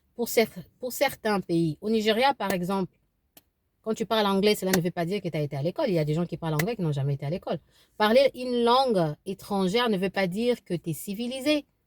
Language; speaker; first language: French; non-native, local second language; Lingala